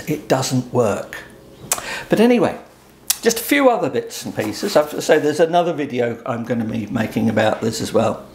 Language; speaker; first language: English; native; English